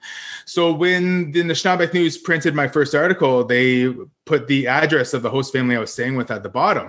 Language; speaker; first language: English; native; English